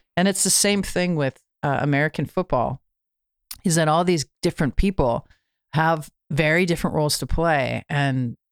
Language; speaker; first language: English; native; English